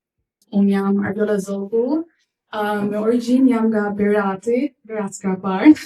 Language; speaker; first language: Albanian; early bilingual, heritage; English